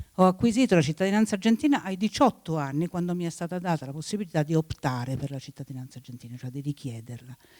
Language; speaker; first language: Italian; early bilingual, other home language; Spanish